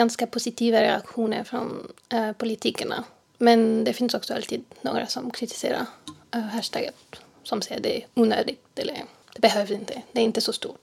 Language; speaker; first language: Swedish; non-native, fluent; French